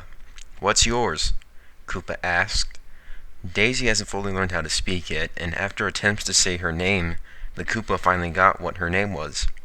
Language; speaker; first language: English; native; English